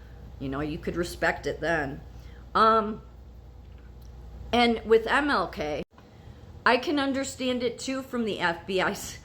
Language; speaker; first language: English; native; English